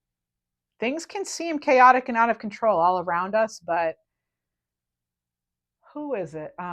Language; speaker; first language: English; native; English